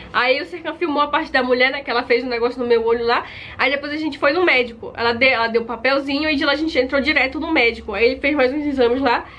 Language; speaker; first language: Portuguese; native; Portuguese